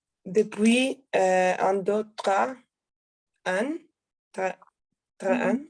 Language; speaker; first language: French; non-native, learner; Italian